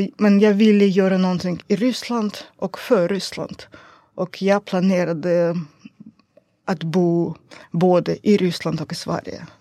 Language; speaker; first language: Swedish; non-native, learner; Russian